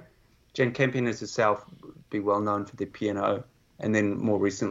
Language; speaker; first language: English; native; English